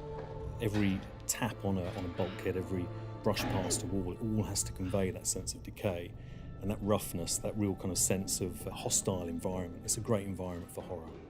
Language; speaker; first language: English; native; English